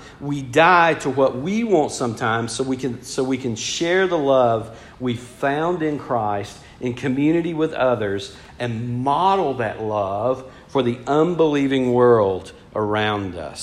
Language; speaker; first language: English; native; English